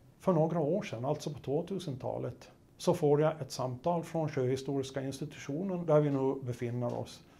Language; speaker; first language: Swedish; native; Swedish